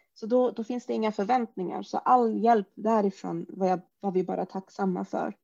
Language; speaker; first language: Swedish; early bilingual, other home language; Arabic